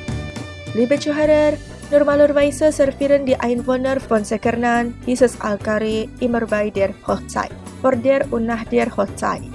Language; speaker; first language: German; non-native, fluent; Indonesian